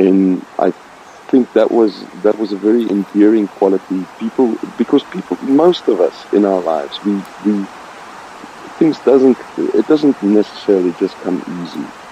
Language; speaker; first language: English; non-native, local second language; Afrikaans